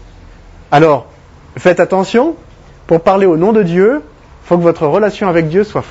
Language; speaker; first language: French; native; French